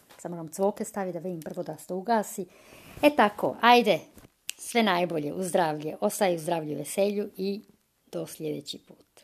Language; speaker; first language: Croatian; early bilingual, heritage; Croatian